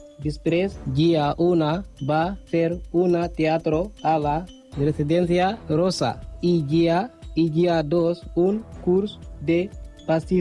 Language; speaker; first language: Catalan; non-native, learner; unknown